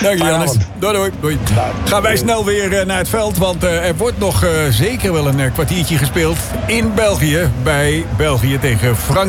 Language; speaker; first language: Dutch; native; Dutch